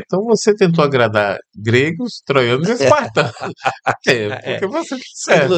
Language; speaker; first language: Portuguese; native; Portuguese